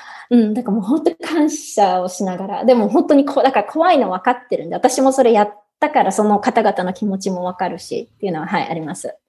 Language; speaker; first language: Japanese; native; Japanese